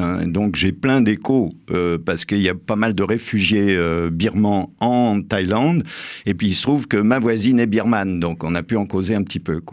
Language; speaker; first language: French; native; French